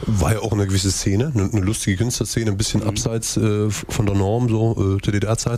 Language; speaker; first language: German; native; German